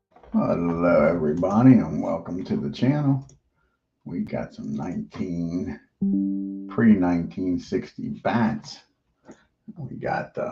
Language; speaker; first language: English; native; English